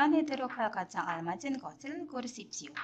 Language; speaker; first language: Korean; non-native, fluent; Indonesian